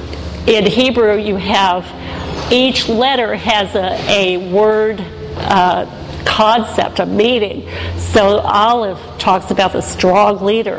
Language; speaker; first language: English; native; English